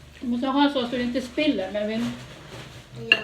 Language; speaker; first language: Swedish; non-native, learner; Thai